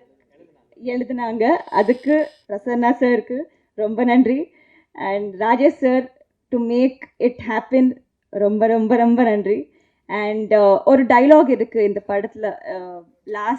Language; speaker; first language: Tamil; non-native, learner; Telugu